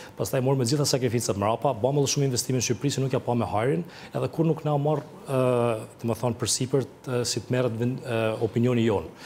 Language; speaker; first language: Albanian; early bilingual, heritage; Albanian